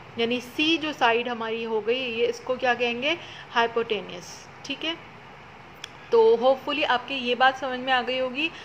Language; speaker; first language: Urdu; native; Urdu